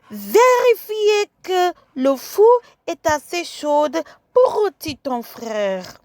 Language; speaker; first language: French; non-native, fluent; English